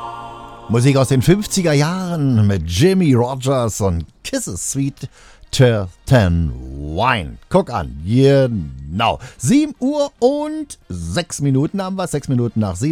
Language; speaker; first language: German; native; German